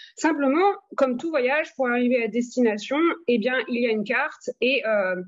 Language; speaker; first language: French; native; French